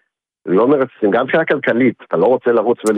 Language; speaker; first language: Hebrew; native; Hebrew